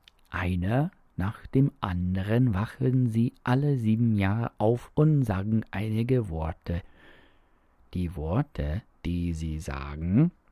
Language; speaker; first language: German; non-native, fluent; English